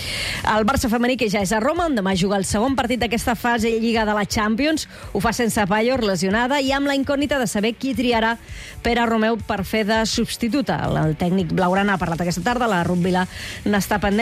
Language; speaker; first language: Catalan; native; Catalan